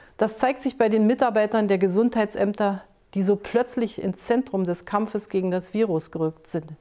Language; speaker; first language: German; native; German